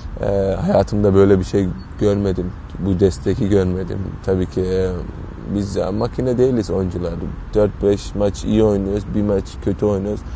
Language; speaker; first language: Turkish; early bilingual, heritage; Turkish